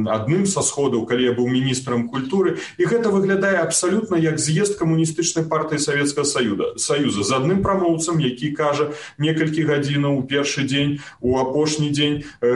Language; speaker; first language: Belarusian; native; Belarusian